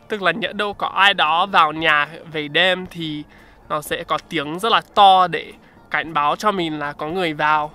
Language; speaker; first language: Vietnamese; non-native, fluent; English